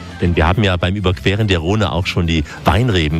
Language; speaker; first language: German; native; German